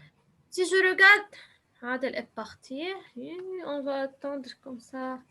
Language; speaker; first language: French; non-native, local second language; Arabic